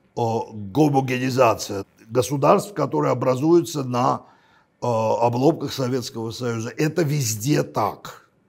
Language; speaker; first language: Russian; non-native, local second language; Armenian